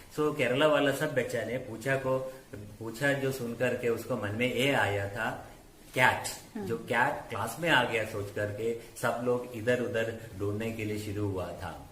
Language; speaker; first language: Hindi; non-native, local second language; Malayalam